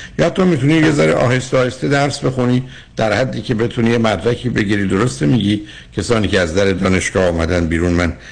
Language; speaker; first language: Persian; native; Persian